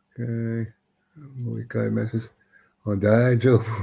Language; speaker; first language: Japanese; non-native, learner; English